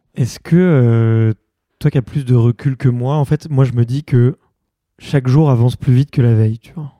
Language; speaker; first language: French; native; French